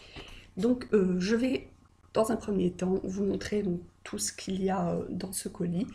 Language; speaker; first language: French; native; French